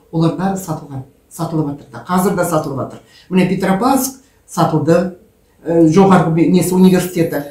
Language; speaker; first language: Kazakh; non-native, local second language; Russian